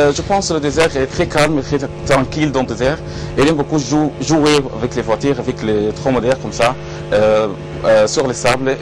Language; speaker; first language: French; non-native, learner; Arabic